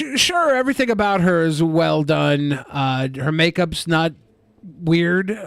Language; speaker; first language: English; native; English